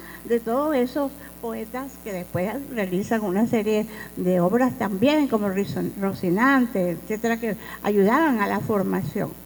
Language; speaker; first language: Spanish; native; Spanish